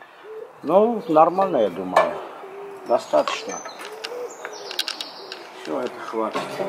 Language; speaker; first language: Russian; non-native, fluent; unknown